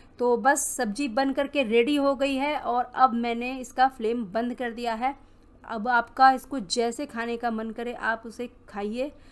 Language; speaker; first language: Hindi; native; Hindi